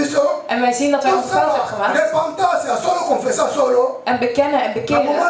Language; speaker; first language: Dutch; non-native, fluent; Lingala